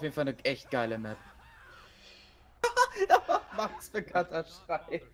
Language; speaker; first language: German; native; German